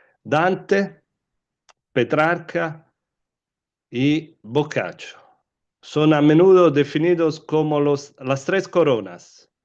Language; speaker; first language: Spanish; non-native, fluent; Italian